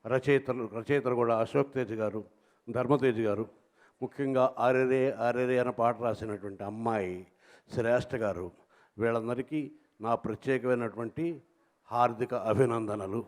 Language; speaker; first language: Telugu; native; Telugu